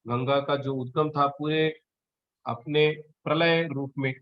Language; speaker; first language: Hindi; non-native, local second language; Marathi